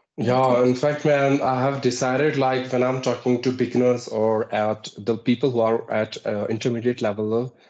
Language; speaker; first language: English; non-native, local second language; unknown